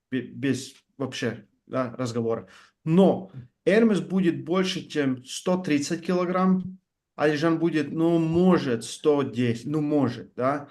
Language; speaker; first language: Russian; non-native, fluent; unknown